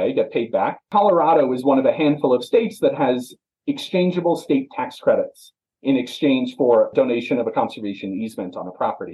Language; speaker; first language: English; native; English